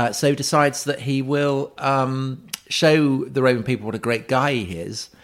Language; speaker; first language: English; native; English